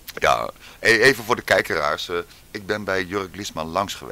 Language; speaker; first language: Dutch; native; Dutch